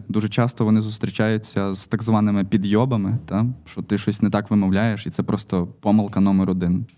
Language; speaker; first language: Ukrainian; non-native, local second language; Russian